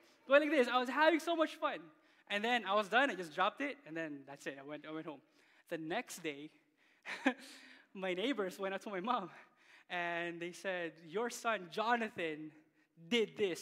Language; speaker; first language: English; non-native, local second language; Filipino